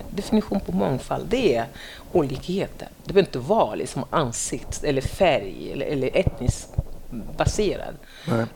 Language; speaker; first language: Swedish; non-native, fluent; French